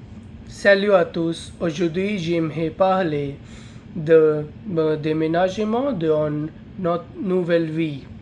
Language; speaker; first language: French; non-native, learner; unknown